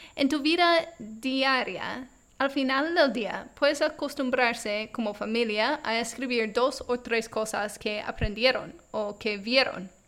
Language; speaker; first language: Spanish; non-native, fluent; English